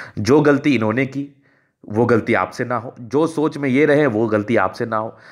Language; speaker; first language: Hindi; native; Hindi